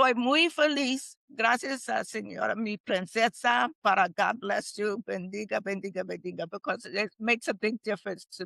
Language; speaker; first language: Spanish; non-native, learner; English